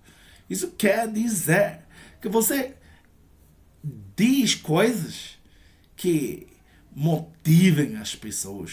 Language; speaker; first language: Portuguese; non-native, learner; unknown